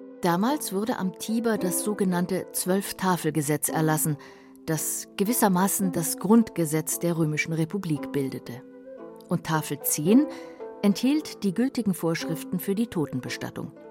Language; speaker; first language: German; native; German